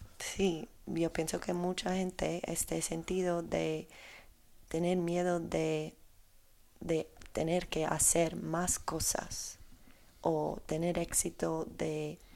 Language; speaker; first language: Spanish; non-native, learner; Polish